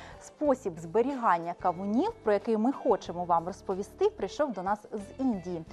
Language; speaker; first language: Ukrainian; native; Ukrainian